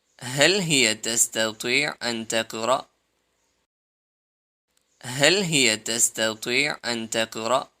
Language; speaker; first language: Arabic; non-native, fluent; Urdu